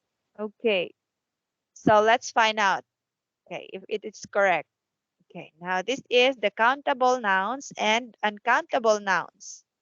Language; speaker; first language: English; non-native, fluent; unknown